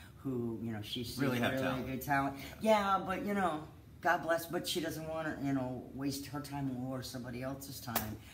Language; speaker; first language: English; native; English